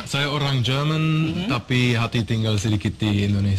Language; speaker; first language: Indonesian; non-native, learner; German